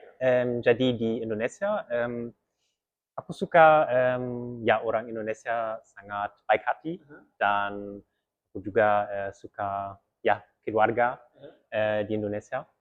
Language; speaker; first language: Indonesian; early bilingual, heritage; German